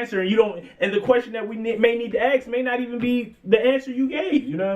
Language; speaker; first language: English; native; English